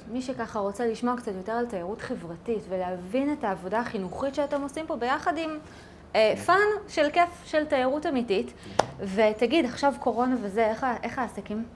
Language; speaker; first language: Hebrew; native; Hebrew